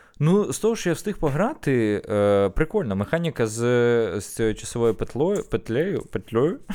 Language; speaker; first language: Ukrainian; native; Ukrainian